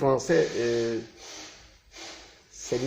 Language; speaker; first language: French; non-native, learner; Turkish